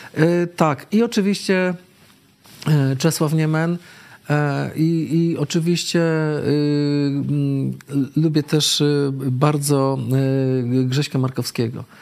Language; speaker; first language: Polish; native; Polish